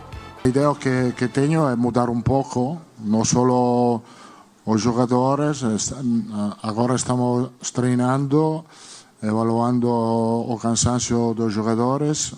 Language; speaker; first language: Portuguese; non-native, learner; Spanish